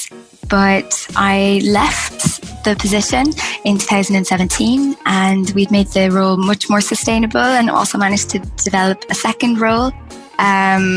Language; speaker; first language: English; native; English